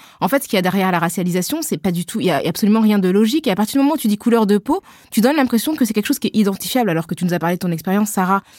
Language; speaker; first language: French; native; French